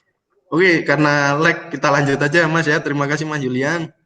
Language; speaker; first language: Indonesian; native; Indonesian